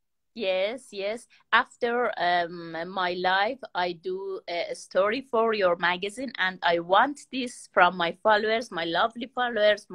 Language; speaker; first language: English; non-native, learner; Persian